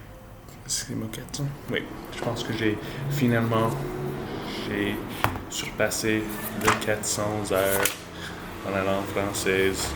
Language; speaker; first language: French; non-native, learner; English